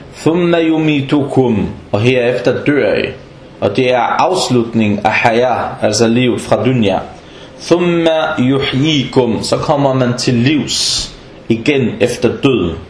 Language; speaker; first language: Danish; non-native, fluent; Arabic